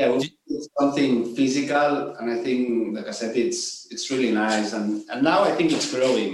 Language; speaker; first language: English; non-native, learner; Spanish